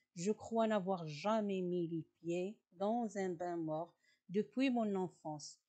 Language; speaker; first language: French; non-native, local second language; Arabic